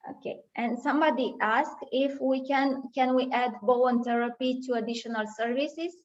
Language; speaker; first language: English; non-native, fluent; Romanian